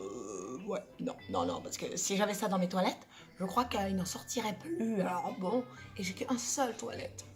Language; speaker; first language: French; native; French